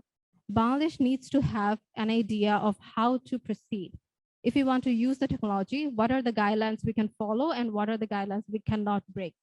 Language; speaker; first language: English; non-native, local second language; Bangla